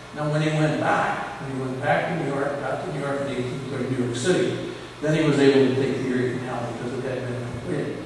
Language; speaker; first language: English; native; English